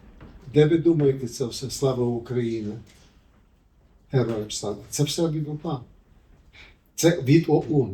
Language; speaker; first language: Ukrainian; early bilingual, heritage; Ukrainian